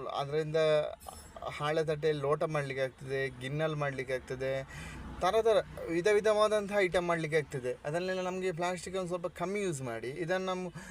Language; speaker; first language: Kannada; native; Kannada